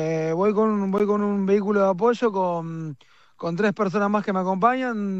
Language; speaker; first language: Spanish; native; Spanish